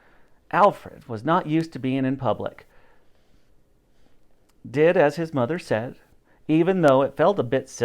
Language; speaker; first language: English; native; English